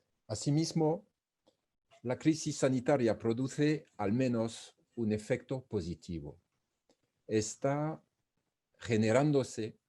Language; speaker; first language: Spanish; non-native, fluent; French